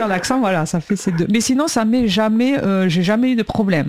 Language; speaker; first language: French; native; French